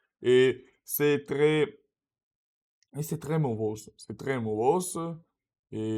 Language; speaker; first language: French; non-native, learner; Russian